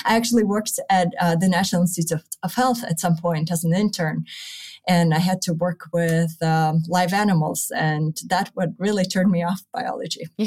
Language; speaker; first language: English; early bilingual, other home language; Russian